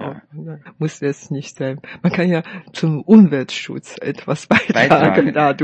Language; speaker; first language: German; non-native, fluent; Chinese